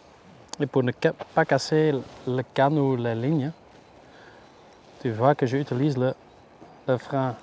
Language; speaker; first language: French; non-native, local second language; Dutch